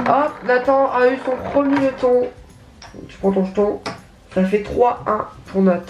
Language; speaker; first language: French; native; French